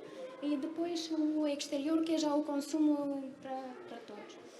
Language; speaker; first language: Portuguese; non-native, fluent; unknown